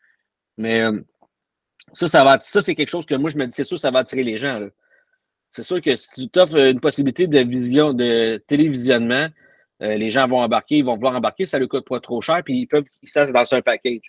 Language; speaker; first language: French; native; French